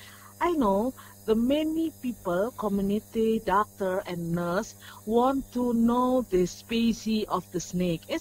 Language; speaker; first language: English; non-native, learner; Indonesian